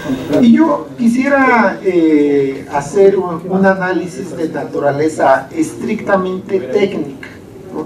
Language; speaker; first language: Spanish; native; Spanish